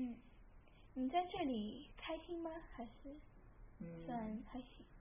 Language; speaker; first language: Chinese; early bilingual, heritage; Chinese